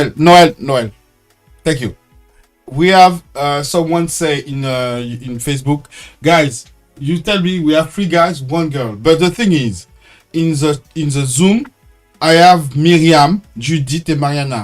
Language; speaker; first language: English; non-native, learner; French